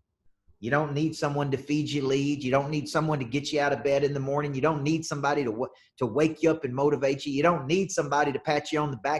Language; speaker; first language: English; native; English